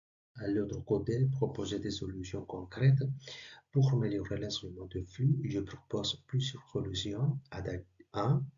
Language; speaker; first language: French; non-native, learner; Spanish